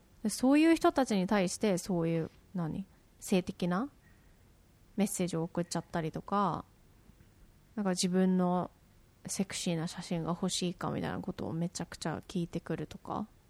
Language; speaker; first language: Japanese; early bilingual, heritage; Japanese